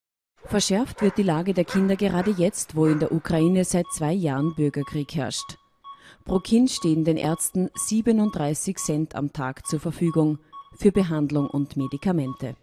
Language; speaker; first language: German; native; German